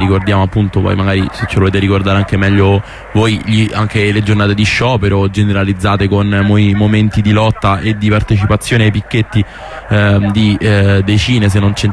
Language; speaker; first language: Italian; native; Italian